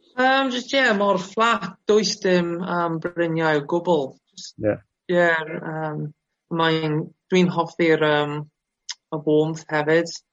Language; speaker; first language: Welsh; non-native, local second language; English